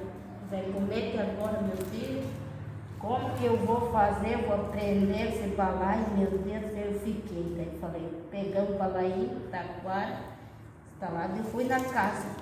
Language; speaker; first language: Portuguese; non-native, local second language; Guarani